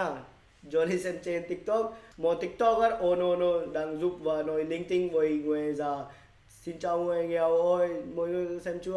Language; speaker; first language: Vietnamese; non-native, learner; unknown